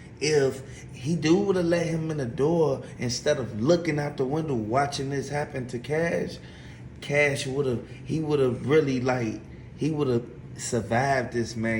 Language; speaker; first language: English; native; English